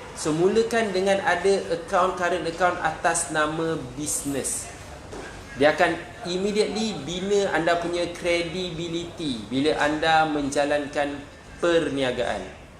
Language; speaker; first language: Malay; native; Malay